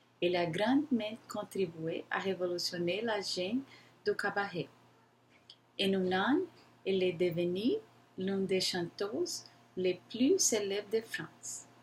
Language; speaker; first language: French; non-native, learner; Portuguese